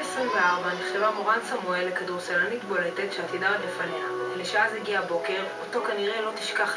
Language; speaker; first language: Hebrew; native; Hebrew